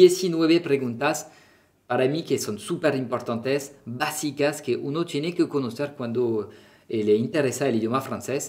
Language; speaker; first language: Spanish; non-native, fluent; French